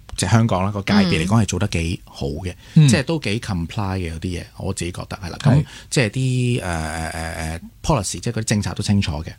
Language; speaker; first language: Cantonese; native; Cantonese